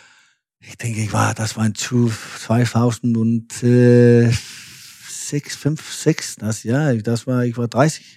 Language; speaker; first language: German; non-native, fluent; Danish